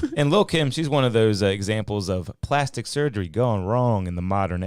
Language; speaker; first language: English; native; English